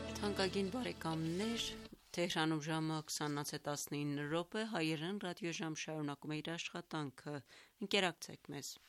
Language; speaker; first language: Armenian; native; Armenian